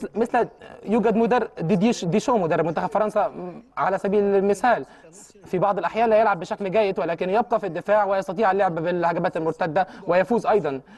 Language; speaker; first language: Arabic; early bilingual, heritage; Arabic